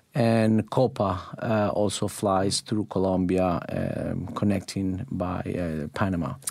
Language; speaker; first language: English; non-native, fluent; Spanish